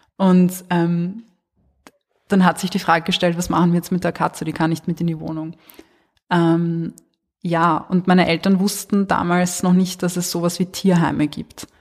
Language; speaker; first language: German; early bilingual, other home language; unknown